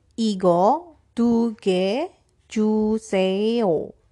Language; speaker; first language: Korean; non-native, learner; Indonesian